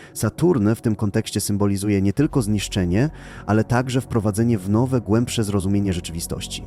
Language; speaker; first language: Polish; native; Polish